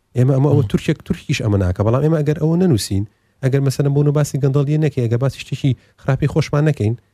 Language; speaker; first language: Central Kurdish; early bilingual, heritage; Central Kurdish